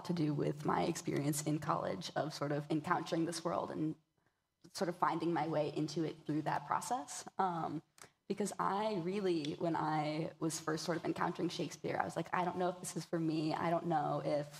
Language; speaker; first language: English; native; English